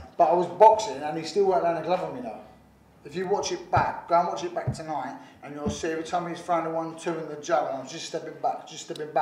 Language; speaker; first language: English; native; English